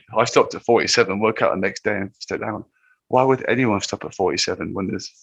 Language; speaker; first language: English; native; English